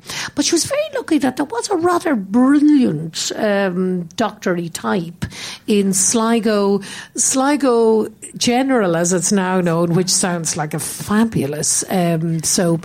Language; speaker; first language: English; native; English